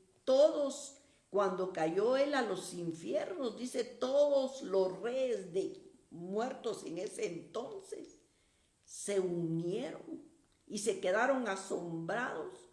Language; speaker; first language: Spanish; native; Spanish